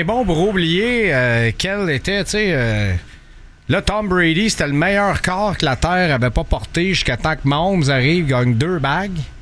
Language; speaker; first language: French; native; French